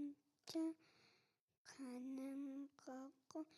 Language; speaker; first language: Korean; early bilingual, heritage; Korean